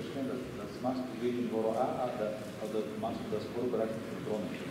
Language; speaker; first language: German; non-native, learner; Russian